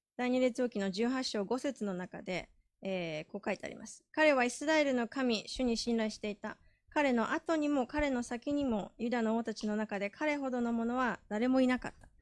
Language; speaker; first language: Japanese; native; Japanese